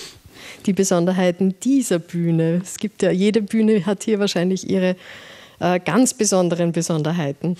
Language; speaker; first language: German; native; German